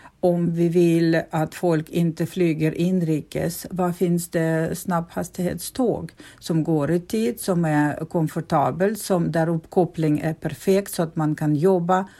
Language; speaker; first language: Swedish; non-native, fluent; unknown